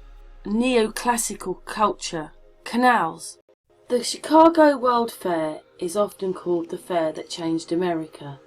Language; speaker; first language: English; native; English